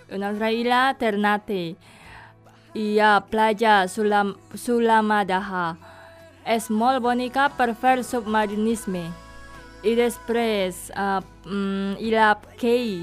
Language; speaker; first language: Catalan; non-native, learner; Indonesian